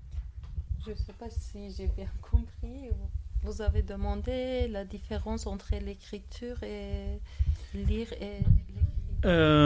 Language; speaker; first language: French; non-native, fluent; Turkish